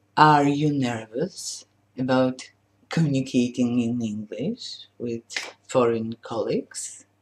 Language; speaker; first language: English; non-native, fluent; Polish